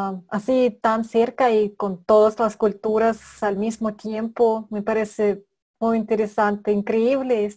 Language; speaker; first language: Spanish; non-native, fluent; Russian